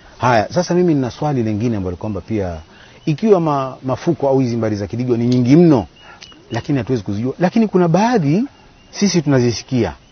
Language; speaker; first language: Swahili; native; Swahili